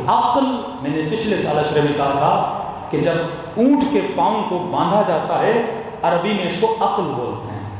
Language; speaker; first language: Urdu; early bilingual, heritage; Urdu